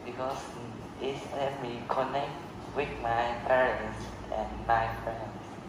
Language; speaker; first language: English; non-native, learner; Vietnamese